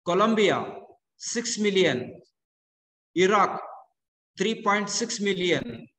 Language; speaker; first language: English; non-native, local second language; Kannada